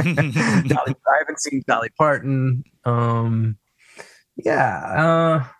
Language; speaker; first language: English; native; English